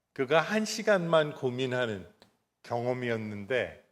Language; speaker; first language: Korean; non-native, fluent; English